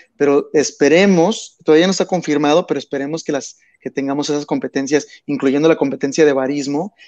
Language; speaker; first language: Spanish; early bilingual, heritage; Spanish